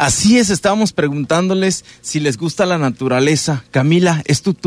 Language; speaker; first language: Spanish; native; Spanish